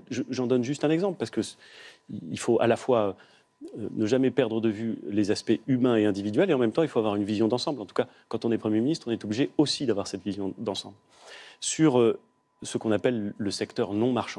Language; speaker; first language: French; native; French